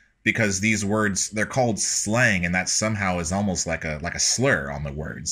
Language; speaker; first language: English; native; English